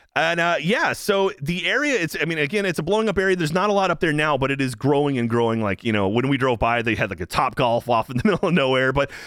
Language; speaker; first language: English; native; English